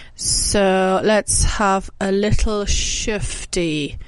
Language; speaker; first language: English; native; English